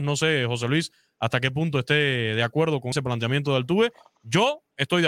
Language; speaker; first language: Spanish; native; Spanish